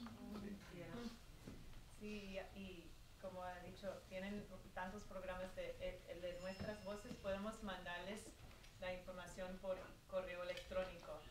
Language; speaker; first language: Spanish; early bilingual, heritage; Spanish